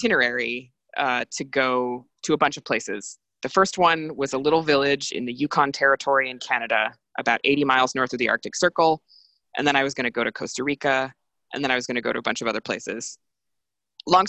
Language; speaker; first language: English; native; English